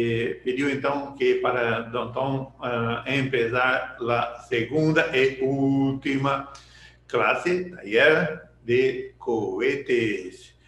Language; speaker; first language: Portuguese; non-native, learner; Spanish